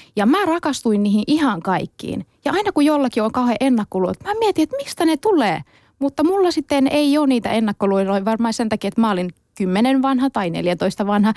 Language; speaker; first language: Finnish; early bilingual, other home language; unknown